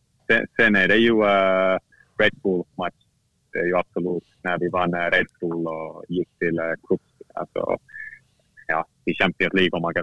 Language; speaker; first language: Swedish; non-native, fluent; Finnish